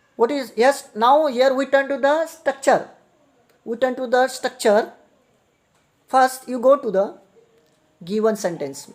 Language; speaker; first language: English; non-native, local second language; Marathi